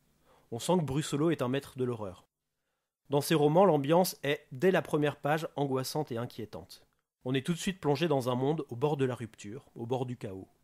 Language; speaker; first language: French; native; French